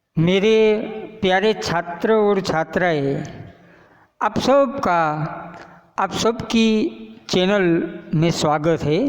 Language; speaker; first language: Hindi; non-native, local second language; Gujarati